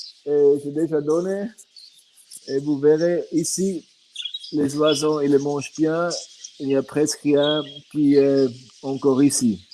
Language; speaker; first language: French; non-native, fluent; Swiss German